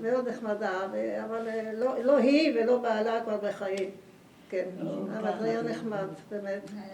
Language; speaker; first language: Hebrew; non-native, fluent; Spanish